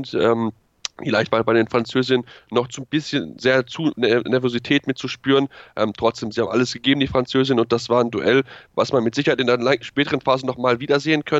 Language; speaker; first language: German; native; German